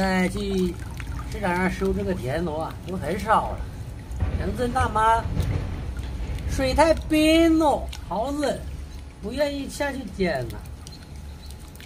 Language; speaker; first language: Chinese; native; Chinese